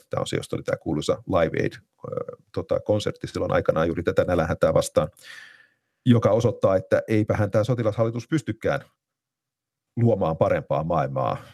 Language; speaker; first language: Finnish; native; Finnish